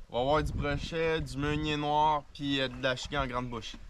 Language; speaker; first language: French; native; French